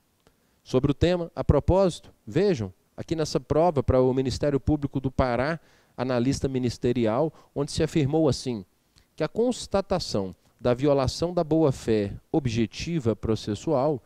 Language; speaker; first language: Portuguese; native; Portuguese